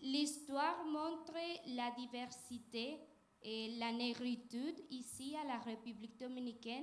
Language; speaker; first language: French; non-native, fluent; Spanish